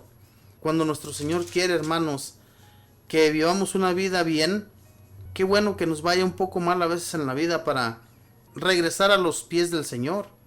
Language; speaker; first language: Spanish; native; Spanish